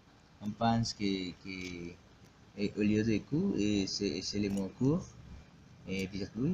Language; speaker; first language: French; non-native, learner; Spanish